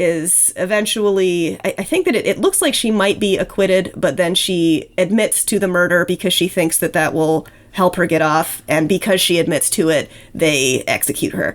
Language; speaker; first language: English; native; English